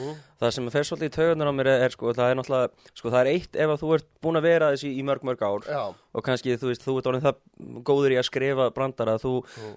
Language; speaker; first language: Icelandic; early bilingual, heritage; Icelandic